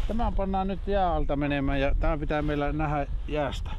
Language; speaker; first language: Finnish; native; Finnish